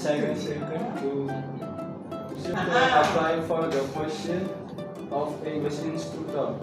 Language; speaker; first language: English; non-native, learner; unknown